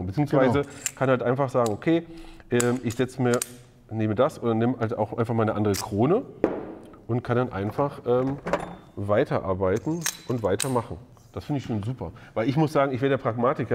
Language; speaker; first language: German; native; German